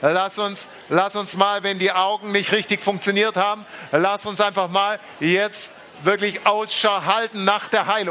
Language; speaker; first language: German; native; German